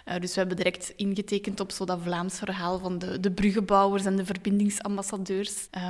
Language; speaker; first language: Dutch; native; Dutch